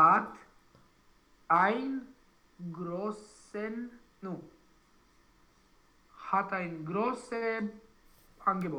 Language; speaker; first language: German; non-native, learner; Romanian